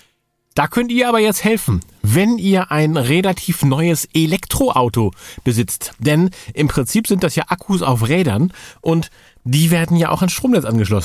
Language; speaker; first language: German; native; German